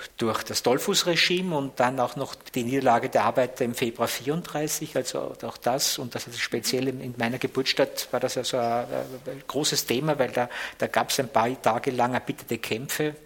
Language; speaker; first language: German; native; German